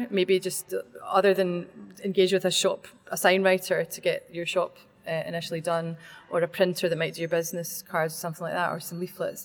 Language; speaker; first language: English; native; English